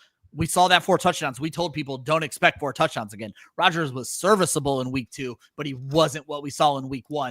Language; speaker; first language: English; native; English